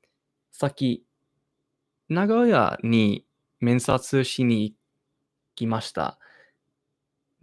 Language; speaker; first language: Japanese; non-native, learner; English